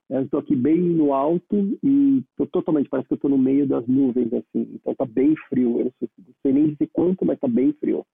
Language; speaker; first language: Portuguese; native; Portuguese